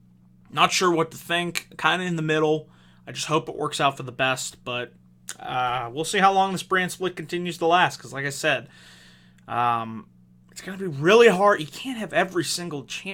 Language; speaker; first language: English; native; English